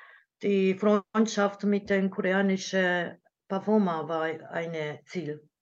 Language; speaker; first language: German; non-native, learner; Japanese